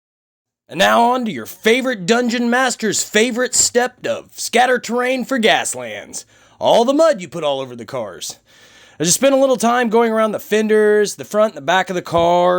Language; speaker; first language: English; native; English